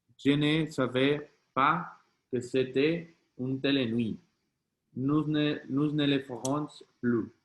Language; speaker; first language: French; non-native, learner; Spanish